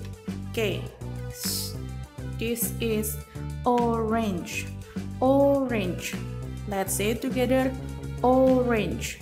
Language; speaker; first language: English; non-native, learner; Indonesian